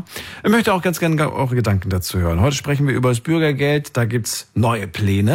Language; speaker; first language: German; native; German